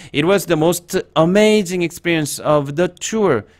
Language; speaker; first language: English; non-native, fluent; Korean